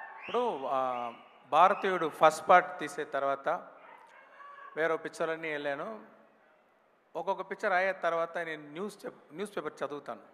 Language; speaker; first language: Telugu; non-native, fluent; Tamil